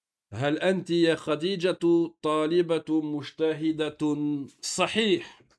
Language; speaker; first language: Arabic; non-native, fluent; French